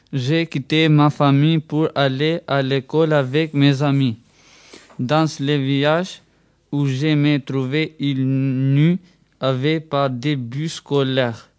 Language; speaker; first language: French; non-native, learner; Albanian